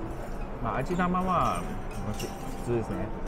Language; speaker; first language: Japanese; non-native, fluent; Cantonese